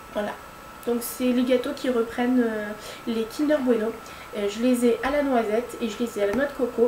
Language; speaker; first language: French; native; French